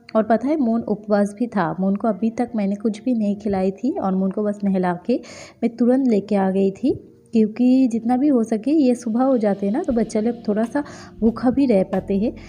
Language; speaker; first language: Hindi; non-native, local second language; Bangla